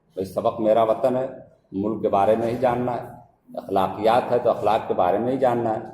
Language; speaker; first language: Urdu; native; Urdu